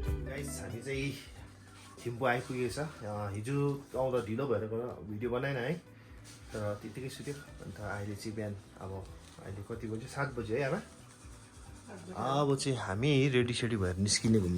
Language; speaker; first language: Nepali; non-native, local second language; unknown